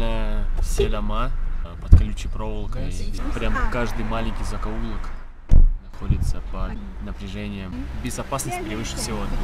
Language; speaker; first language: Russian; native; Russian